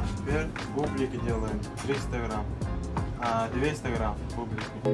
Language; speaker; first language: Russian; non-native, learner; Turkmen